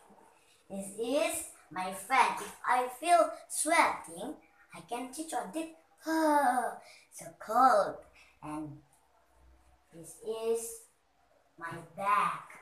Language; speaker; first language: English; non-native, learner; Indonesian